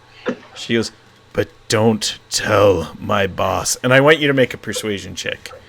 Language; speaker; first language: English; native; English